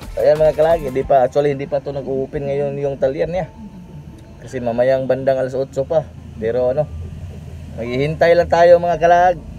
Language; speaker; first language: Filipino; non-native, local second language; Cebuano